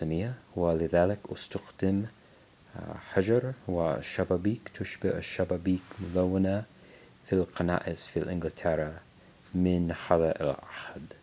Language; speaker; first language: Arabic; non-native, learner; English